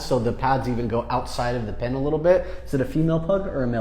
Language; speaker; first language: English; native; English